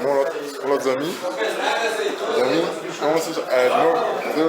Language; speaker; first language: Portuguese; non-native, learner; Haitian Creole